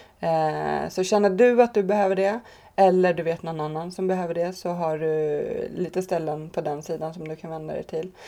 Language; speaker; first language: Swedish; native; Swedish